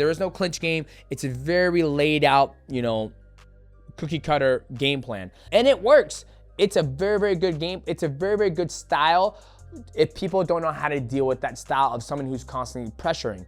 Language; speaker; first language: English; native; English